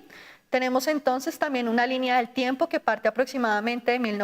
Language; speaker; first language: Spanish; native; Spanish